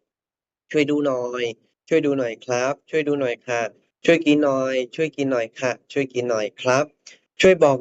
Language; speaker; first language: Thai; non-native, fluent; Burmese